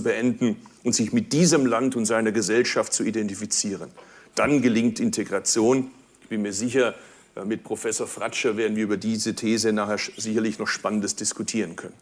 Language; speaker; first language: German; early bilingual, other home language; Turkish